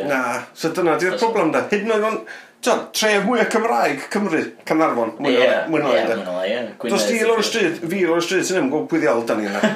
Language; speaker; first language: Welsh; native; Welsh